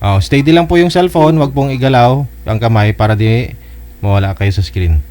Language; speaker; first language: Filipino; native; Filipino